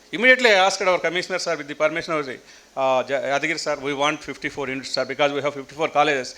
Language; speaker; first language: English; non-native, local second language; Telugu